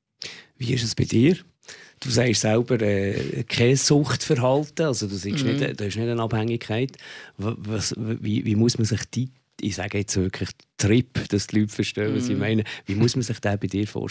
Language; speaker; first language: German; native; German